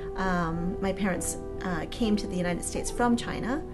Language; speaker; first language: English; native; English